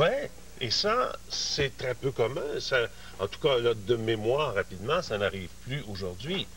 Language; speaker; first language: French; native; French